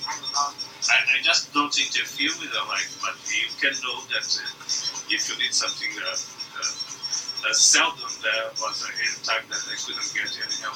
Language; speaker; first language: English; non-native, fluent; Portuguese